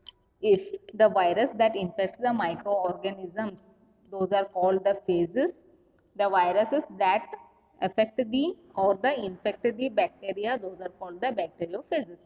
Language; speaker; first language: English; non-native, local second language; Kannada